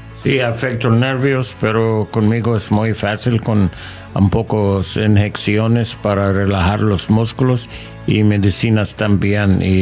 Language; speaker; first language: Spanish; non-native, learner; English